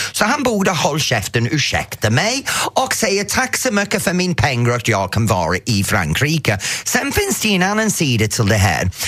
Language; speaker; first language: Swedish; non-native, fluent; English